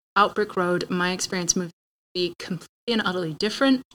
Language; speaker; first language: English; native; English